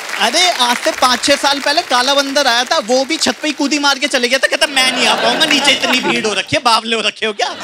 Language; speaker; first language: Hindi; native; Hindi